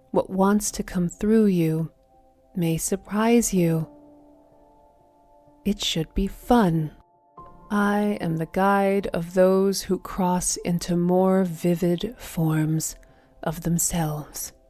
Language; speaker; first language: English; native; English